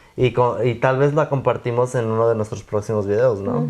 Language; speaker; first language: Spanish; early bilingual, other home language; English